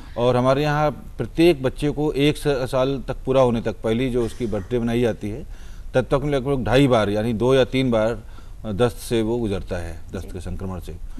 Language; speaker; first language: Hindi; native; Hindi